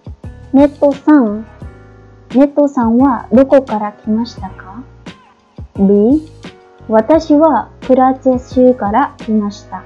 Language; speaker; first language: Japanese; non-native, fluent; Khmer